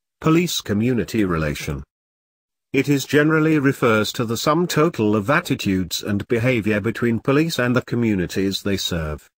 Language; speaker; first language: English; non-native, local second language; Filipino